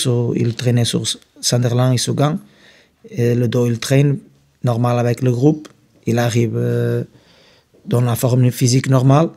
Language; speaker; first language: French; non-native, fluent; Portuguese